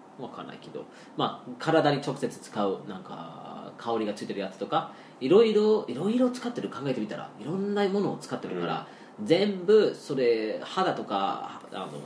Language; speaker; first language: Japanese; non-native, fluent; English